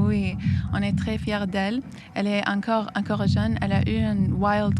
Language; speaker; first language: French; non-native, fluent; Arabic